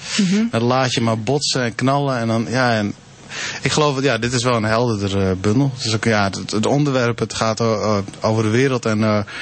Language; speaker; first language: Dutch; non-native, local second language; Western Frisian